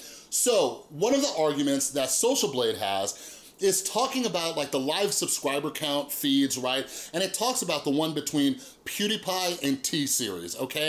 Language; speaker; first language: English; native; English